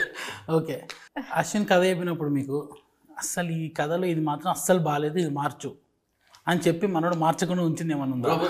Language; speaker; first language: Telugu; native; Telugu